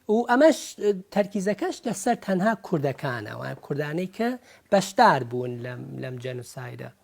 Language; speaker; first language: Central Kurdish; early bilingual, heritage; Central Kurdish